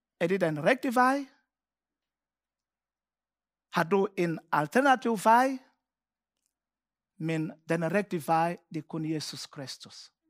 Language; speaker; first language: Danish; non-native, fluent; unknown